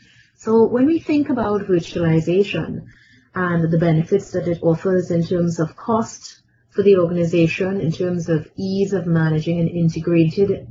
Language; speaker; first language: English; native; English